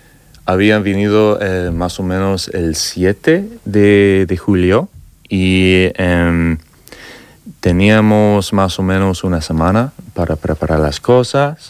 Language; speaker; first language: Spanish; non-native, learner; English